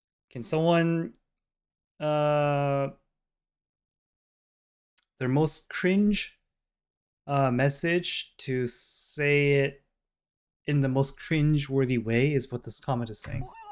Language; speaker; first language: English; native; English